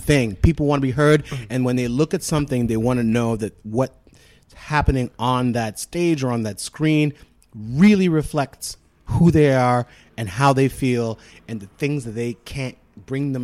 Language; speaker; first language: English; non-native, local second language; Shona